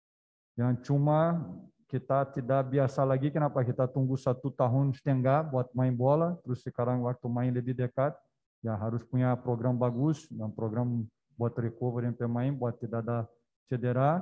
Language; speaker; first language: Indonesian; non-native, learner; Portuguese